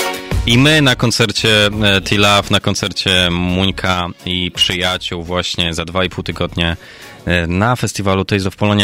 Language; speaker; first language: Polish; native; Polish